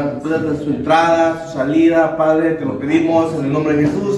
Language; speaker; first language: Spanish; native; Spanish